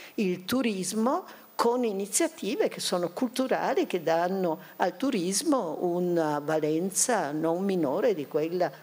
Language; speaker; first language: Italian; native; Italian